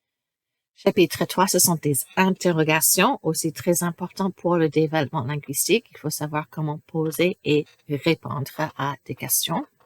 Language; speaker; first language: French; non-native, fluent; English